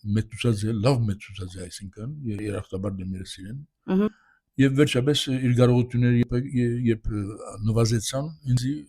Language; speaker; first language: Armenian; native; Armenian